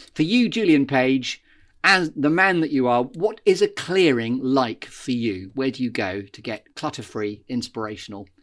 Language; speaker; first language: English; native; English